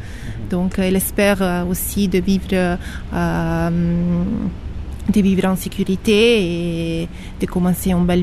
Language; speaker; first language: French; non-native, local second language; Arabic